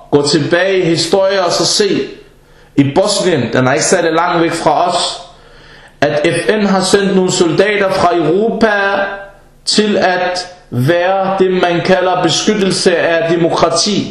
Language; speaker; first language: Danish; early bilingual, other home language; Arabic